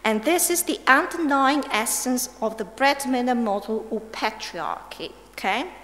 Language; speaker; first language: English; non-native, fluent; Slovenian